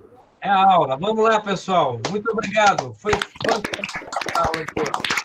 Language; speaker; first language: Portuguese; native; Portuguese